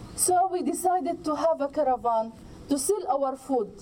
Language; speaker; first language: English; non-native, learner; Arabic